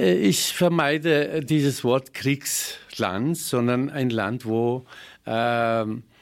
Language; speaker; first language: German; non-native, fluent; Persian